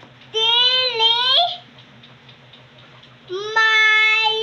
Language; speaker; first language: Filipino; non-native, local second language; Cebuano